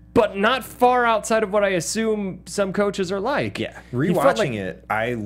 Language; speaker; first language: English; native; English